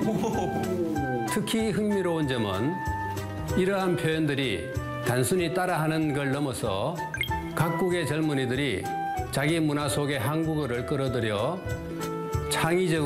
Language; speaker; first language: Korean; native; Korean